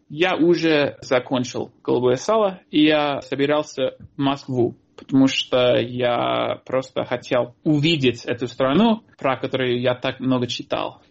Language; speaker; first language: Russian; non-native, fluent; English